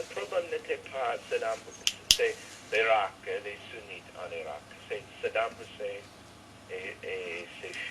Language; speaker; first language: French; non-native, fluent; English